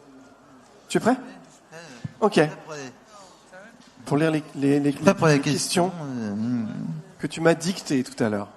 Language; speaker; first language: French; native; French